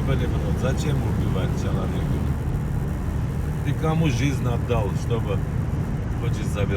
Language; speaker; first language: Russian; non-native, learner; Armenian